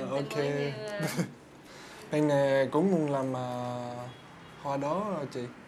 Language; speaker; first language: Vietnamese; non-native, learner; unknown